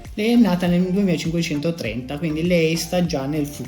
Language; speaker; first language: Italian; native; Italian